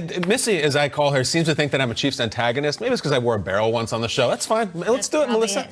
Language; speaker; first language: English; native; English